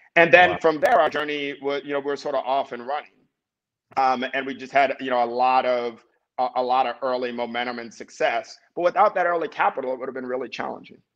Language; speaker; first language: English; native; English